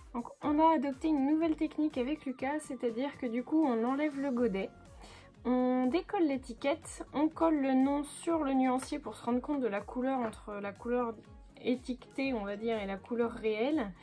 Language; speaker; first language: French; native; French